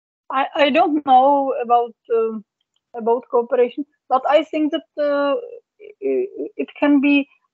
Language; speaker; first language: English; non-native, learner; Czech